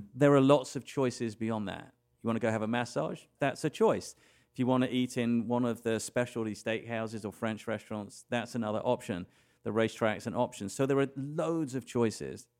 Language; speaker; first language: English; native; English